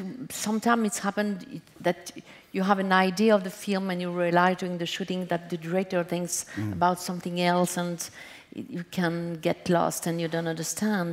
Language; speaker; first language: English; non-native, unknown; French